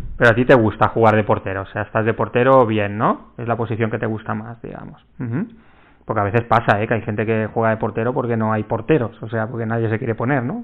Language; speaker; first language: Spanish; native; Spanish